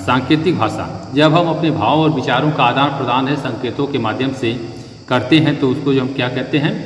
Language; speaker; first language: Hindi; native; Hindi